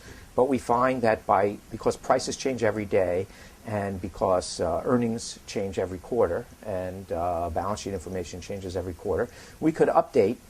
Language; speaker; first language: English; native; English